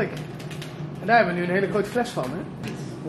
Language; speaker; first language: Dutch; native; Dutch